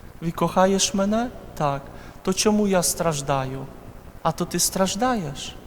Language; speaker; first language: Ukrainian; non-native, fluent; Polish